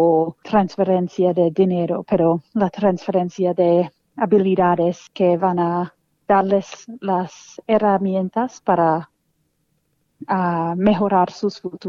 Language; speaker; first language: Spanish; non-native, fluent; English